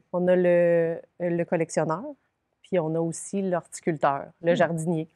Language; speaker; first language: French; native; French